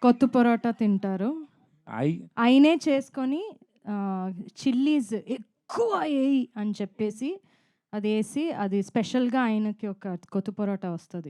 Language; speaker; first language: Telugu; non-native, fluent; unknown